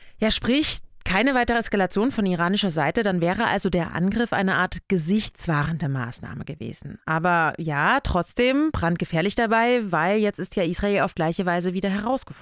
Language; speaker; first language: German; native; German